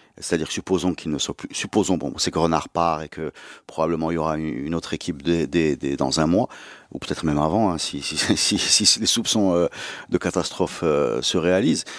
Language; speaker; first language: French; non-native, local second language; Arabic